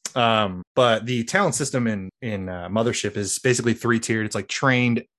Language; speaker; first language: English; native; English